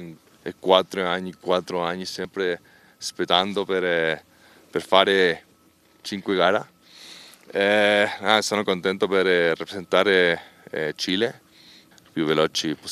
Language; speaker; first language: Italian; non-native, learner; Spanish